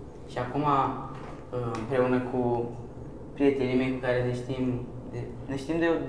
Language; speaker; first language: Romanian; early bilingual, other home language; Persian